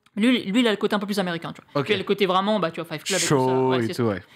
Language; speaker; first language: French; native; French